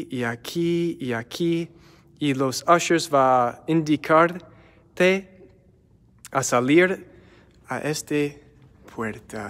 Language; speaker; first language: Spanish; non-native, learner; English